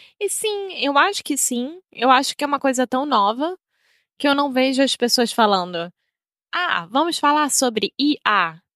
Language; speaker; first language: Portuguese; native; Portuguese